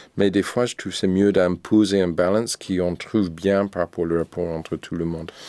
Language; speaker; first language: French; non-native, fluent; English